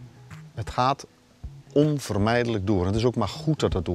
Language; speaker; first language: Dutch; native; Dutch